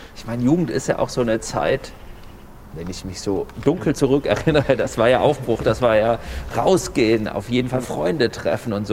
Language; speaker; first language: German; native; German